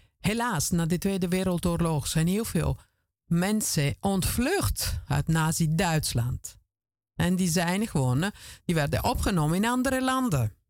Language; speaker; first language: Dutch; non-native, fluent; Italian